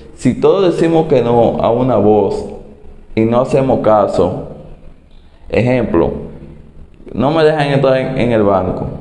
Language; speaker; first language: Spanish; native; Spanish